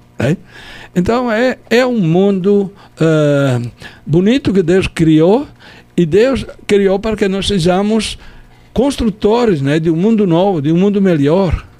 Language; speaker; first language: Portuguese; non-native, fluent; Italian